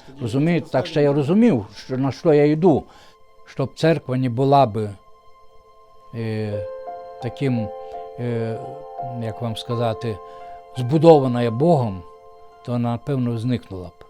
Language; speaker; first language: Ukrainian; non-native, fluent; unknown